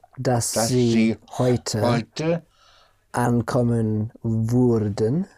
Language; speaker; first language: German; non-native, learner; English